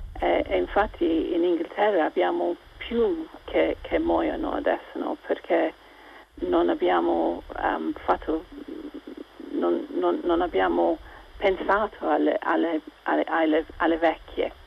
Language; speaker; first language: Italian; non-native, local second language; English